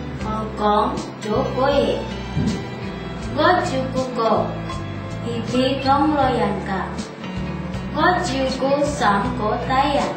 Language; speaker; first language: Cantonese; non-native, learner; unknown